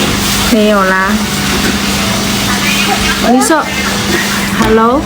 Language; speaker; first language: Chinese; non-native, learner; Indonesian